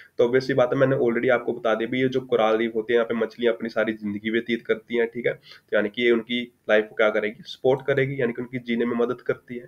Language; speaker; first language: Hindi; non-native, local second language; Punjabi